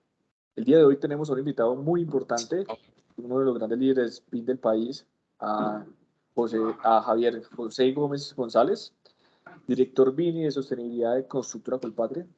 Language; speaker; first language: Spanish; native; Spanish